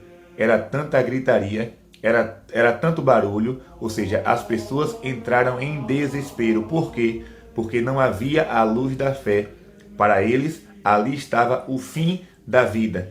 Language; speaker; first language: Portuguese; native; Portuguese